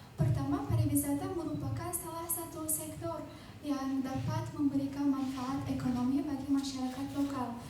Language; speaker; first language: Indonesian; non-native, fluent; Azerbaijani